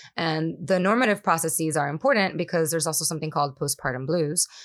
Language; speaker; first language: English; non-native, fluent; Spanish